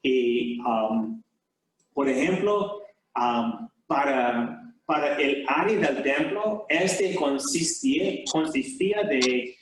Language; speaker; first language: Spanish; non-native, fluent; English